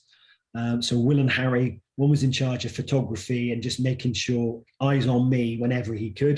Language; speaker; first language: English; native; English